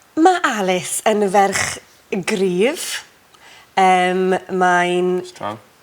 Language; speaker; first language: Welsh; native; Welsh